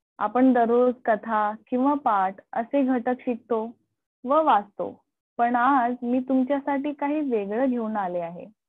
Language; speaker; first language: Marathi; non-native, local second language; Urdu